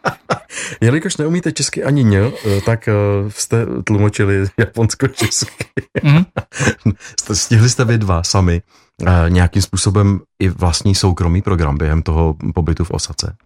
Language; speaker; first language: Czech; native; Czech